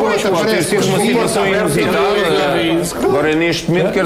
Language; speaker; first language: Portuguese; native; Portuguese